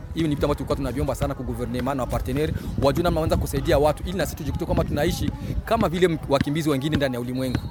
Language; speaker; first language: Swahili; native; Swahili